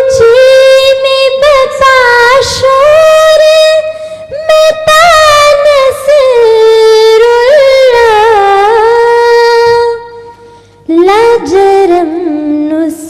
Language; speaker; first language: Hindi; early bilingual, heritage; Urdu